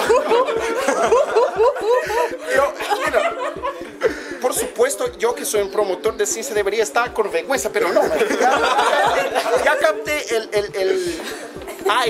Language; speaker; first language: Spanish; non-native, fluent; Portuguese